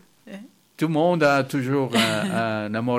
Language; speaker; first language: French; non-native, fluent; Spanish